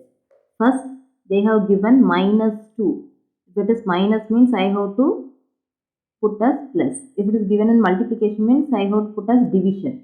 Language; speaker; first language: English; non-native, local second language; Tamil